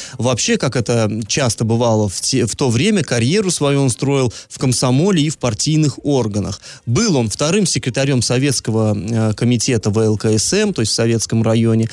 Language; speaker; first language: Russian; native; Russian